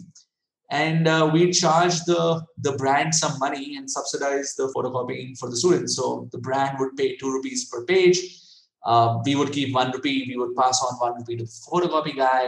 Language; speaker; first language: English; non-native, local second language; Hindi